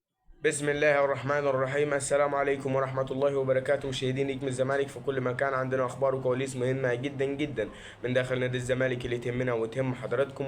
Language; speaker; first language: Arabic; native; Arabic